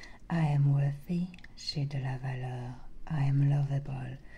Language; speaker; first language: French; native; French